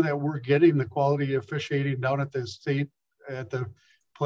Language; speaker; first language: English; native; English